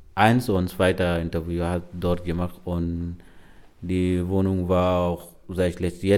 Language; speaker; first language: German; non-native, learner; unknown